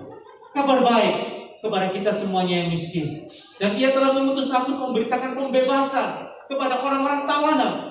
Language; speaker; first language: Indonesian; native; Indonesian